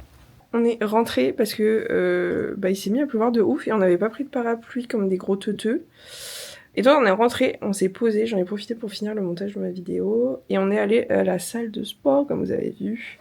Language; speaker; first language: French; native; French